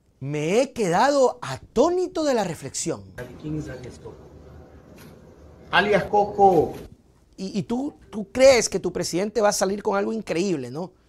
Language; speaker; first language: Spanish; native; Spanish